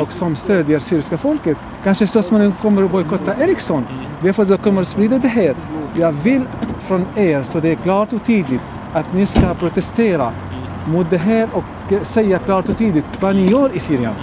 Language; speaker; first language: Swedish; non-native, fluent; Arabic